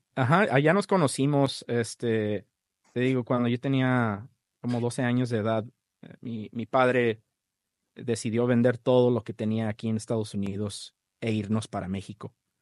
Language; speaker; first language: Spanish; early bilingual, other home language; English